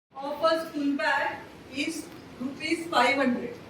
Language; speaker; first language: English; non-native, local second language; Marathi